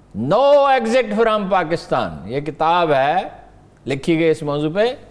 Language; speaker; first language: Urdu; native; Urdu